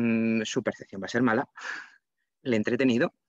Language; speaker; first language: Spanish; native; Spanish